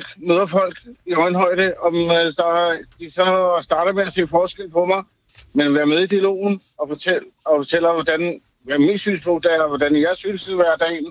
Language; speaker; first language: Danish; early bilingual, other home language; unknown